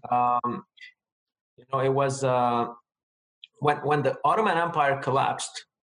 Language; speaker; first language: English; non-native, fluent; Armenian